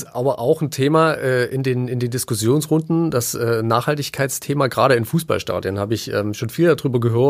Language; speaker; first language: German; native; German